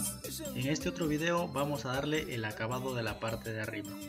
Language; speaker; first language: Spanish; native; Spanish